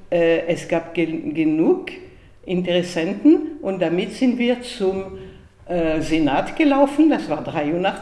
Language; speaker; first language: German; non-native, fluent; French